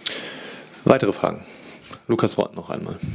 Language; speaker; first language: German; native; German